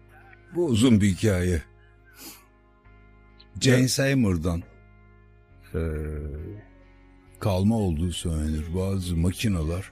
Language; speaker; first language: Turkish; native; Turkish